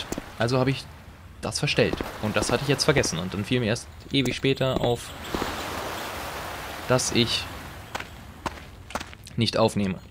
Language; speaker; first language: German; native; German